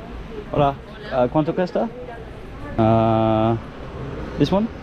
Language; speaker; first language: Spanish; non-native, learner; English